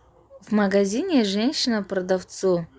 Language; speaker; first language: Russian; non-native, local second language; Tajik